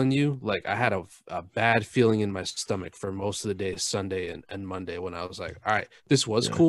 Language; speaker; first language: English; native; English